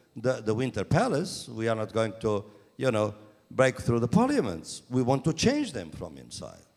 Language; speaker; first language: English; non-native, fluent; Portuguese